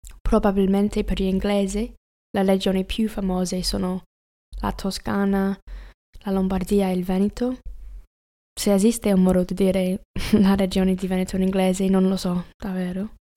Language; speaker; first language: Italian; non-native, learner; English